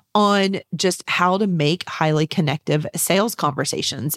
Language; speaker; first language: English; native; English